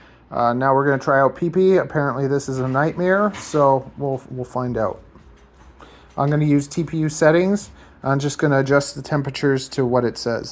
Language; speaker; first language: English; native; English